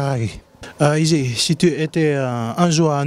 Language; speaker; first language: French; non-native, learner; Fijian